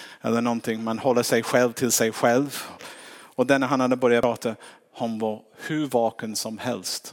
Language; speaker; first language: Swedish; non-native, fluent; English